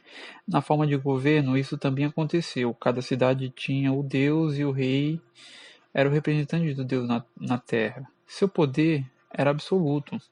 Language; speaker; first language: Portuguese; native; Portuguese